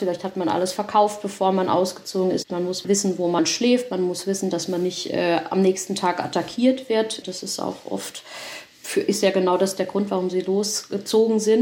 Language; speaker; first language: German; native; German